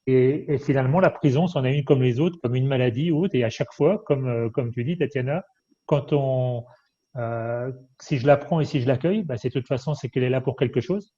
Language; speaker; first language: French; native; French